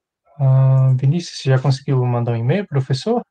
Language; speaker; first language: Portuguese; native; Portuguese